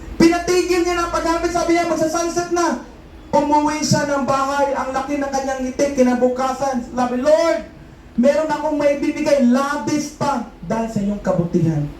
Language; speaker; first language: Filipino; non-native, local second language; Cebuano